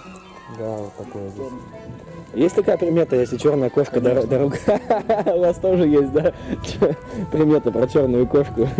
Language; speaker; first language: Russian; native; Russian